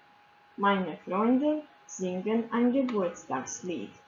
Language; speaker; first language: German; non-native, fluent; Croatian